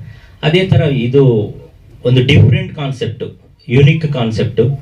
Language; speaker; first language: Kannada; non-native, fluent; Telugu